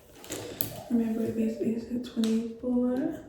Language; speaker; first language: English; native; English